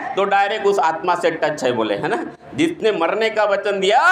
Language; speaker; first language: Hindi; non-native, local second language; Marathi